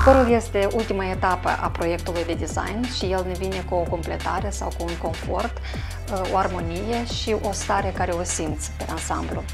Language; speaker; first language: Romanian; native; Romanian